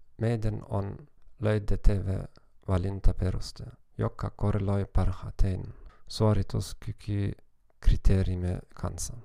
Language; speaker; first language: Finnish; non-native, learner; German